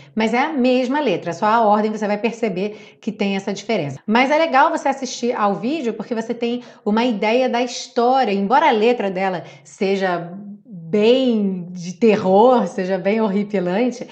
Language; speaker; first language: Portuguese; native; Portuguese